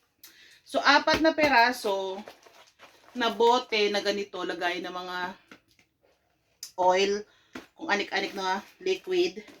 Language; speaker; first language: Filipino; native; Filipino